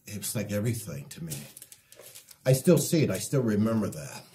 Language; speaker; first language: English; native; English